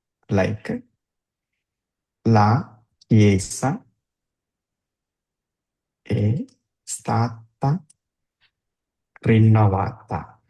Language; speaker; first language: Italian; non-native, fluent; Tamil